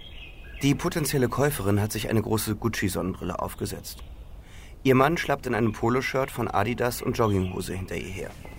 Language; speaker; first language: German; native; German